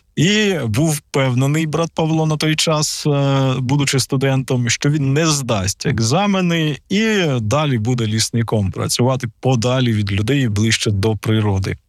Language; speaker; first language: Ukrainian; native; Ukrainian